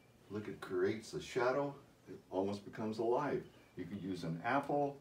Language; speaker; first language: English; native; English